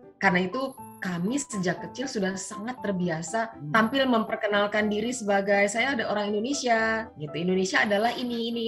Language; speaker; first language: Indonesian; early bilingual, heritage; Indonesian